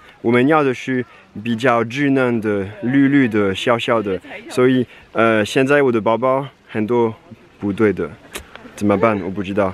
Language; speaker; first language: Chinese; non-native, fluent; French